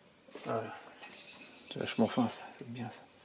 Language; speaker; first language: French; native; French